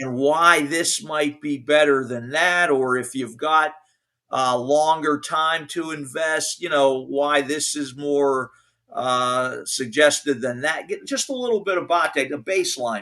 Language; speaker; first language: English; native; English